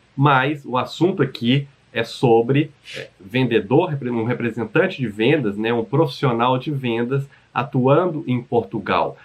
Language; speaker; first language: Portuguese; native; Portuguese